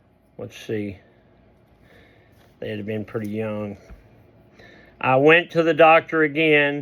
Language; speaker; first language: English; native; English